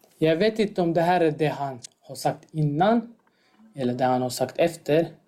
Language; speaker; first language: Swedish; non-native, fluent; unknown